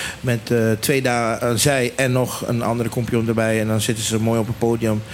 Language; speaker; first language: Dutch; non-native, local second language; Papiamento